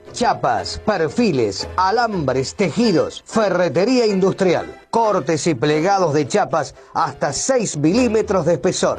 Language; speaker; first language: Spanish; native; Spanish